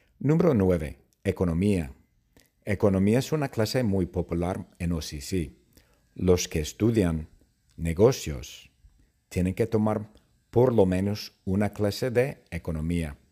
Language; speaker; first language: Spanish; non-native, fluent; English